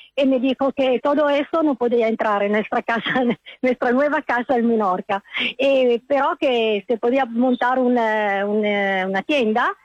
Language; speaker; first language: Spanish; non-native, fluent; Italian